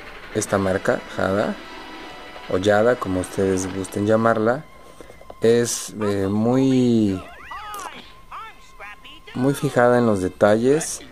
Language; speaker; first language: Spanish; native; Spanish